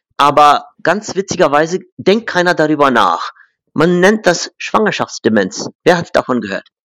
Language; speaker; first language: German; non-native, fluent; English